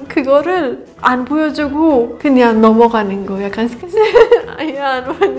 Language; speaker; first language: Korean; non-native, learner; Persian